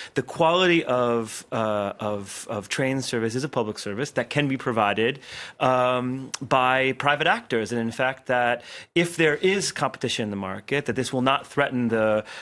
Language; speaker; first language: English; native; English